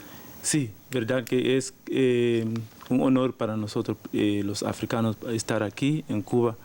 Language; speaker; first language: Spanish; non-native, learner; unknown